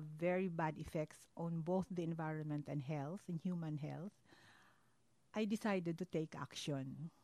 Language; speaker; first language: English; non-native, local second language; Hiligaynon